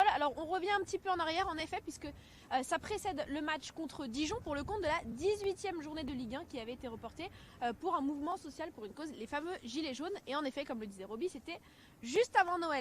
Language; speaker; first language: French; native; French